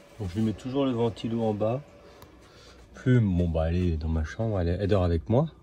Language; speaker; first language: French; native; French